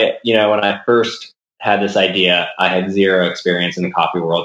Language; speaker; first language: English; native; English